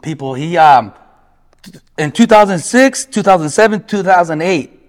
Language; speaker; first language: English; early bilingual, other home language; Spanish